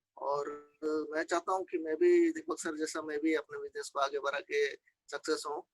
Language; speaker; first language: Hindi; non-native, local second language; Assamese